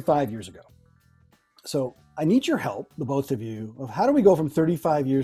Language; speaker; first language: English; native; English